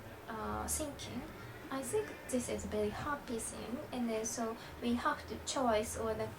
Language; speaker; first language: English; non-native, learner; Japanese